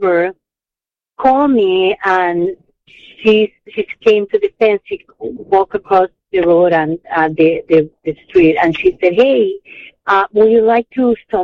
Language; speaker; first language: English; non-native, fluent; Spanish